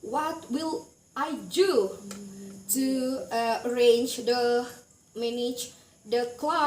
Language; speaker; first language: English; non-native, learner; Indonesian